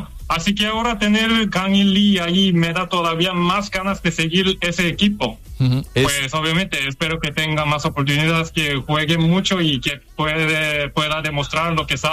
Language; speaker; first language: Spanish; non-native, fluent; Korean